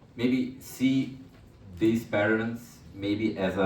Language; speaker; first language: English; non-native, fluent; Portuguese